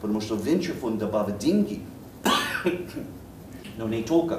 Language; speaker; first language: Russian; non-native, fluent; English